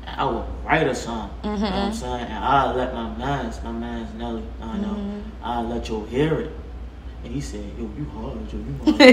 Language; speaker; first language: English; native; English